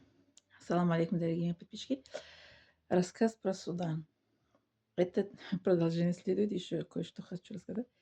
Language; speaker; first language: Russian; non-native, local second language; Tajik